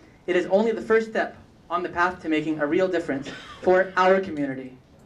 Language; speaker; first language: English; native; English